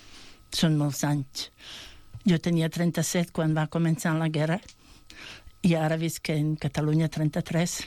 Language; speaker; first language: Catalan; non-native, fluent; Bosnian